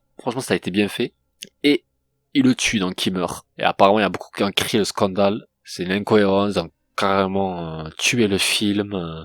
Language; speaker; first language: French; native; French